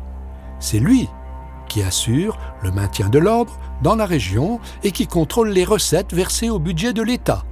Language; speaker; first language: French; native; French